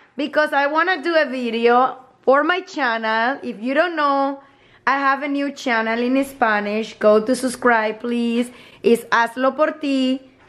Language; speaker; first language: English; non-native, learner; Spanish